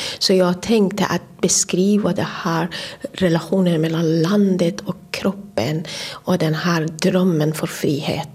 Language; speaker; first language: Swedish; non-native, fluent; Persian